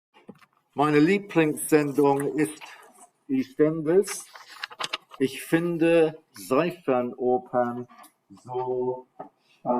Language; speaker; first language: German; non-native, fluent; English